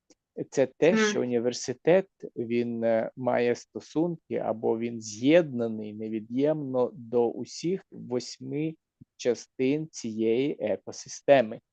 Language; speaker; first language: Ukrainian; native; Ukrainian